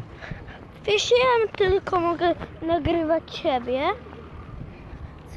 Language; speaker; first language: Polish; early bilingual, heritage; Polish